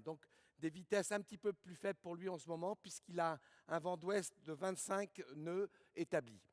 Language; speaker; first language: French; native; French